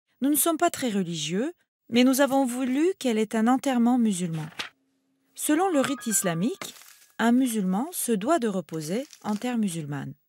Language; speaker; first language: French; non-native, fluent; Turkish